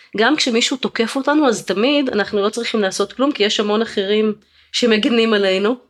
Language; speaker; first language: Hebrew; native; Hebrew